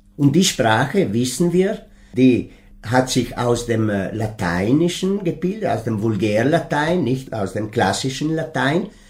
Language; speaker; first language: German; non-native, local second language; Ladin